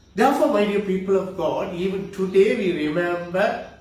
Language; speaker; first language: English; non-native, local second language; Tamil